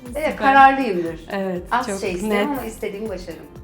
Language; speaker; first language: Turkish; early bilingual, heritage; Turkish